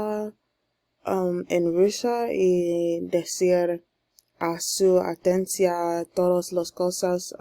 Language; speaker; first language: Spanish; non-native, learner; English